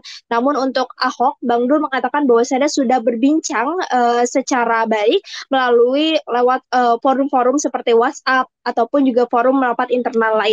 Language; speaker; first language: Indonesian; native; Indonesian